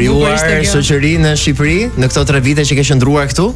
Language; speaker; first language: Albanian; native; Albanian